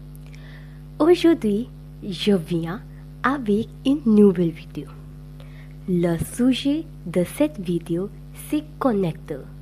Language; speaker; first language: French; non-native, learner; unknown